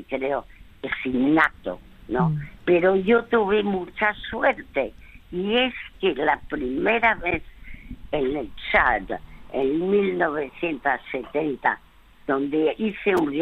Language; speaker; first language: Spanish; early bilingual, other home language; French